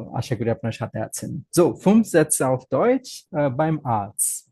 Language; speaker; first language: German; non-native, fluent; Bangla